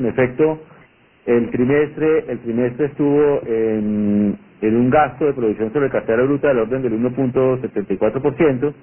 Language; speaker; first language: Spanish; native; Spanish